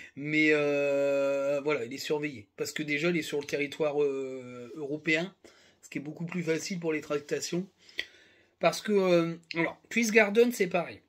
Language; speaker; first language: French; native; French